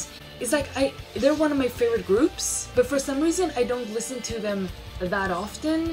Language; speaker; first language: English; non-native, fluent; Swedish